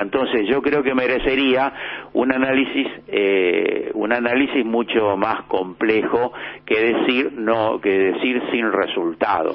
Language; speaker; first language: Spanish; native; Spanish